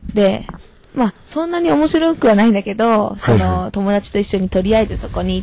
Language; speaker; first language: Japanese; native; Japanese